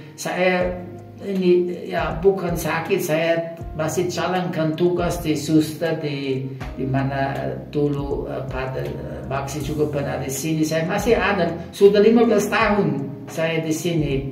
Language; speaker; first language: Indonesian; non-native, fluent; German